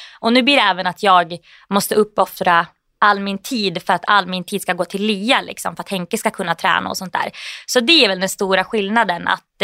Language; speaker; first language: Swedish; native; Swedish